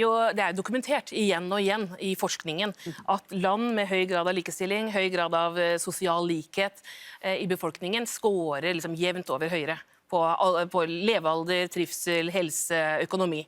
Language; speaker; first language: Norwegian; native; Norwegian